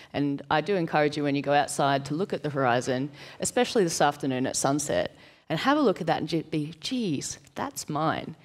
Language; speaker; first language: English; native; English